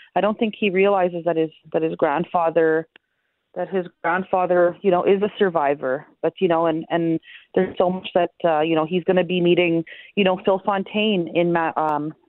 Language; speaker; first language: English; native; English